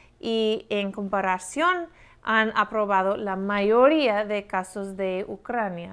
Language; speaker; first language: Spanish; non-native, fluent; English